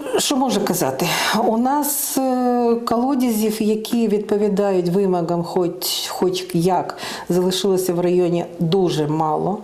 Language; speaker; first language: Ukrainian; non-native, local second language; Russian